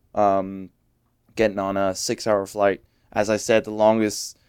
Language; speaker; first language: English; non-native, fluent; Danish